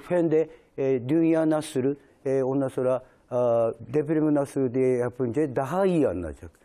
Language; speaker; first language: Turkish; non-native, learner; Japanese